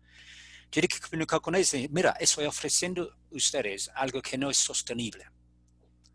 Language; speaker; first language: Spanish; non-native, fluent; English